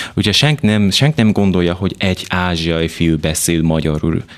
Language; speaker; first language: Hungarian; non-native, fluent; Japanese